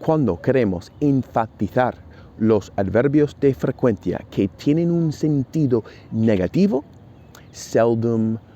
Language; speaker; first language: Spanish; non-native, fluent; English